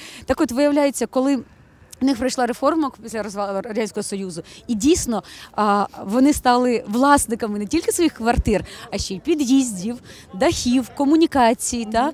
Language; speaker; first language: Ukrainian; native; Ukrainian